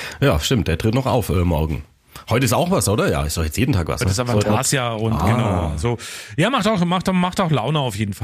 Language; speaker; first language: German; native; German